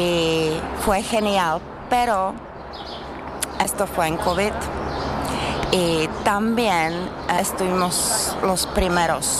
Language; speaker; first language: Spanish; non-native, fluent; Czech